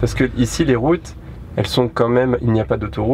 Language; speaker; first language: French; native; French